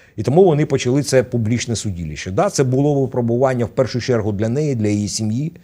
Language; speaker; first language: Ukrainian; native; Ukrainian